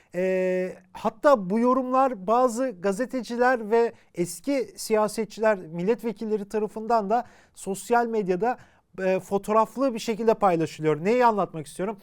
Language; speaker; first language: Turkish; native; Turkish